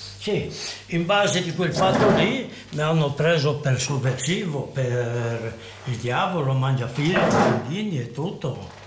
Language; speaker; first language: Italian; non-native, local second language; Friulian